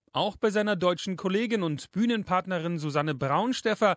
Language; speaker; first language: German; native; German